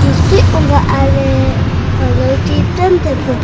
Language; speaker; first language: French; non-native, learner; Chinese